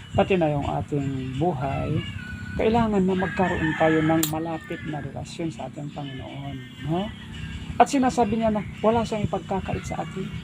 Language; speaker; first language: Filipino; non-native, local second language; Iloko